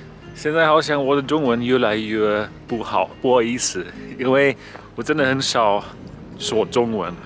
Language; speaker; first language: Chinese; non-native, learner; German